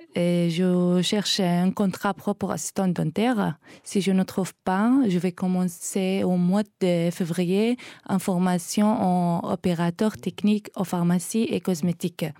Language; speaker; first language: French; non-native, learner; Arabic